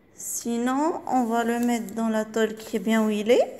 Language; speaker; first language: French; non-native, local second language; Arabic